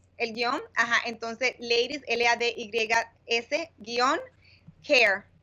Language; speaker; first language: Spanish; early bilingual, heritage; Spanish